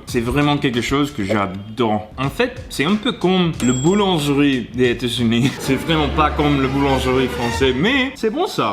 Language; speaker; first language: French; non-native, learner; English